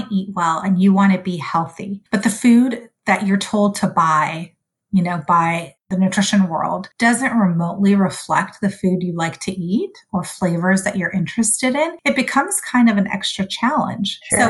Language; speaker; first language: English; early bilingual, other home language; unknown